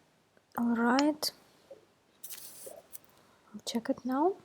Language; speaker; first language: English; non-native, fluent; Russian